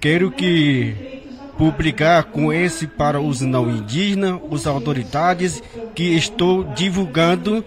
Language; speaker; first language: Portuguese; non-native, local second language; Yanomámi